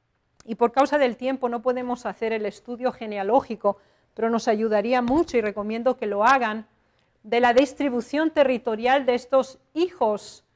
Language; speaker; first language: Spanish; native; Spanish